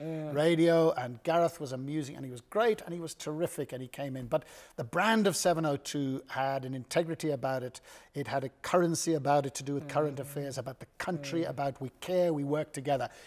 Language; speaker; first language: English; native; English